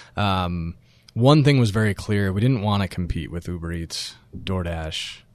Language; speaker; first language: English; native; English